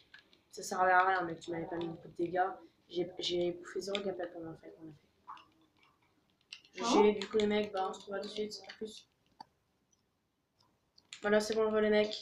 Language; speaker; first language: French; native; French